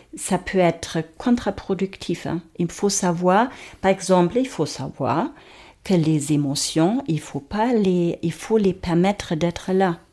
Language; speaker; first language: French; non-native, fluent; German